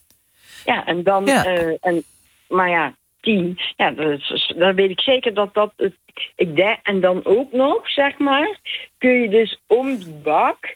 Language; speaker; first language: Dutch; native; Dutch